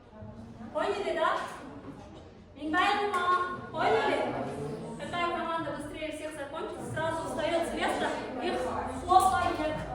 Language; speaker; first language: Russian; non-native, local second language; Kyrgyz